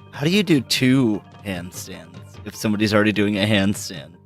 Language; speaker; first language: English; native; English